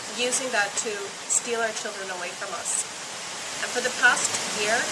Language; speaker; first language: English; native; English